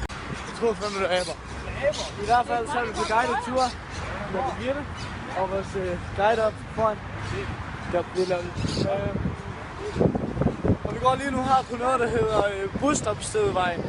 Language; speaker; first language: Danish; native; Danish